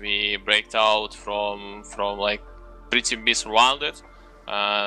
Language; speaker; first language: English; non-native, fluent; Russian